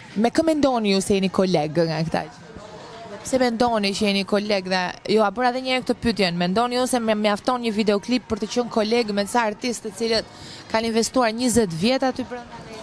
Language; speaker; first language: Albanian; native; Albanian